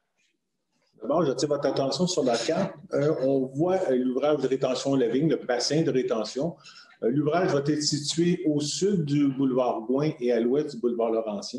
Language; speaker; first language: French; native; French